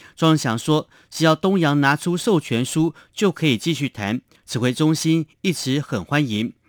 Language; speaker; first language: Chinese; non-native, local second language; Hakka Chinese